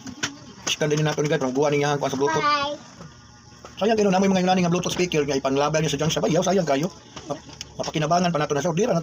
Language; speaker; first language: Cebuano; native; Cebuano